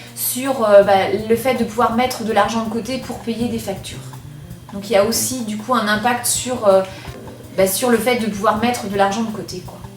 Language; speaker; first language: French; native; French